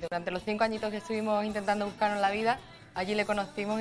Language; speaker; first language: Spanish; native; Spanish